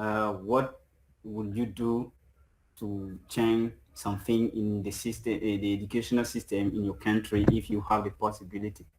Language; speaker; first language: English; non-native, fluent; French